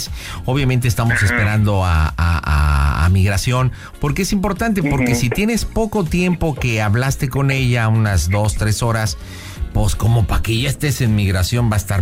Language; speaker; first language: Spanish; native; Spanish